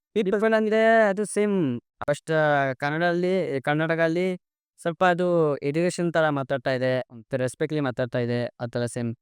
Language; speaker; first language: Kannada; non-native, learner; Assamese